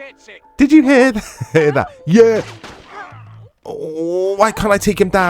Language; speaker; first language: English; native; English